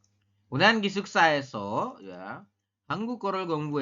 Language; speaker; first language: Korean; non-native, fluent; Indonesian